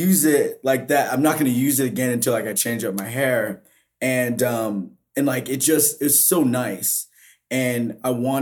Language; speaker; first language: English; native; English